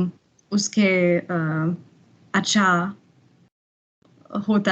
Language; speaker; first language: Hindi; non-native, learner; German